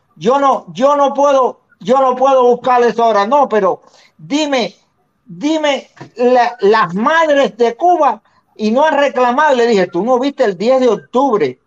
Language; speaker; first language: Spanish; native; Spanish